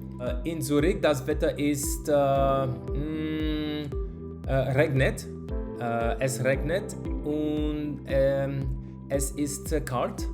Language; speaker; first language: German; non-native, learner; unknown